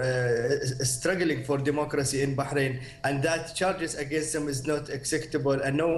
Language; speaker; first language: English; non-native, fluent; Arabic